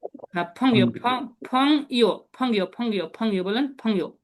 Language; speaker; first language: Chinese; non-native, fluent; Bangla